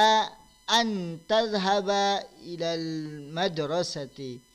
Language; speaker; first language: Arabic; non-native, fluent; Indonesian